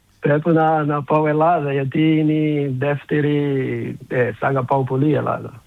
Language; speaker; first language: Greek; non-native, learner; Portuguese